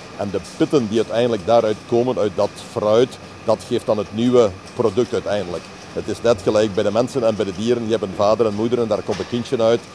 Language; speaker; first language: Dutch; native; Dutch